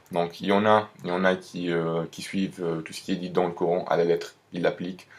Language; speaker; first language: French; non-native, local second language; Arabic